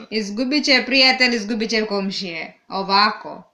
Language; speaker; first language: Serbian; non-native, learner; Swahili